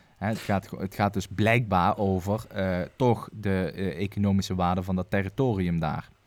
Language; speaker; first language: Dutch; native; Dutch